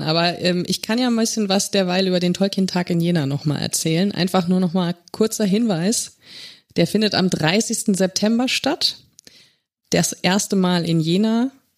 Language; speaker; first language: German; native; German